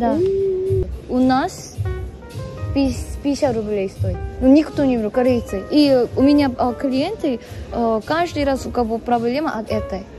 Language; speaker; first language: Russian; non-native, learner; Korean